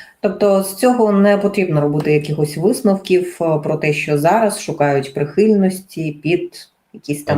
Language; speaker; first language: Ukrainian; native; Ukrainian